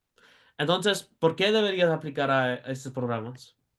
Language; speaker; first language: Spanish; early bilingual, heritage; Spanish